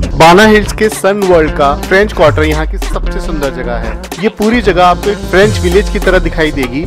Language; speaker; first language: Hindi; native; Hindi